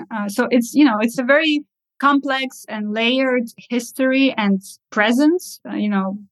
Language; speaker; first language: English; early bilingual, other home language; Russian